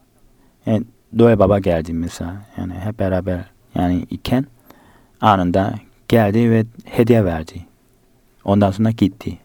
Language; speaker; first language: Turkish; non-native, fluent; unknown